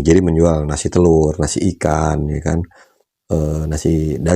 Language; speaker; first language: Indonesian; native; Indonesian